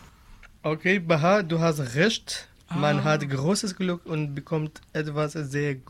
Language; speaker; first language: German; non-native, learner; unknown